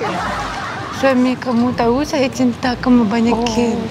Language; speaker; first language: Indonesian; non-native, learner; Russian